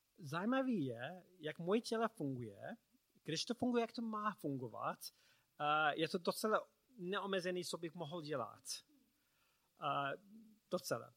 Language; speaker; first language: Czech; non-native, learner; English